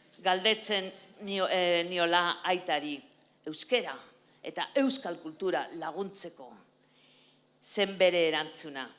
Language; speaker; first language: Basque; non-native, local second language; Spanish